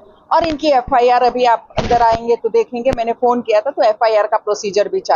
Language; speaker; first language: Hindi; native; Hindi